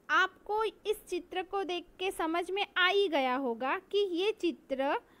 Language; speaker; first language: Hindi; non-native, local second language; Gujarati